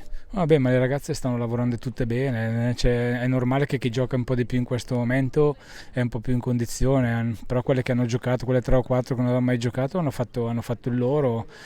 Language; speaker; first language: Italian; native; Italian